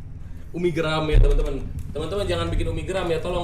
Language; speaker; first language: Indonesian; native; Indonesian